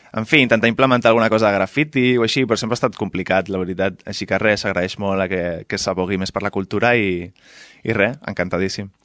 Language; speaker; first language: Catalan; non-native, local second language; Spanish